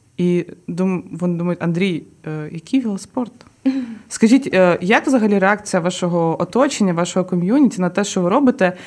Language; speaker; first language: Ukrainian; non-native, local second language; Russian